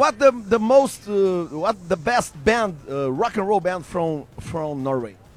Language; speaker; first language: English; non-native, learner; Portuguese